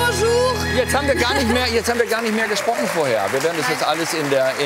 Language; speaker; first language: German; native; German